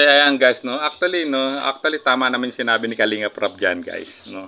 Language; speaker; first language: Filipino; native; Filipino